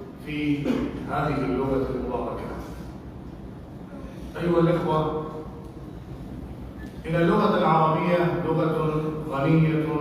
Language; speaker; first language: Arabic; non-native, fluent; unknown